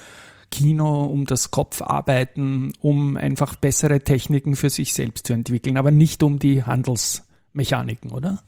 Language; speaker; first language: German; native; German